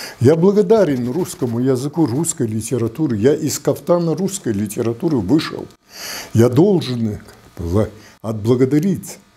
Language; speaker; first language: Russian; non-native, local second language; Adyghe